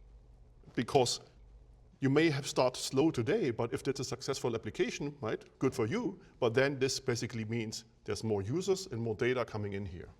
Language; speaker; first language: English; non-native, fluent; German